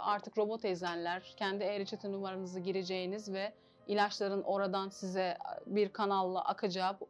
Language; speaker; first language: Turkish; native; Turkish